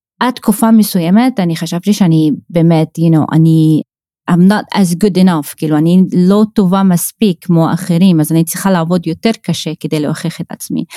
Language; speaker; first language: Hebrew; non-native, local second language; Arabic